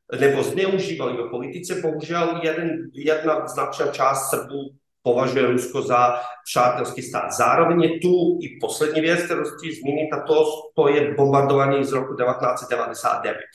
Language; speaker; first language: Czech; non-native, fluent; Serbian